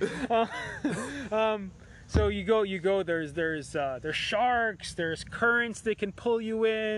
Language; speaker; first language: English; native; English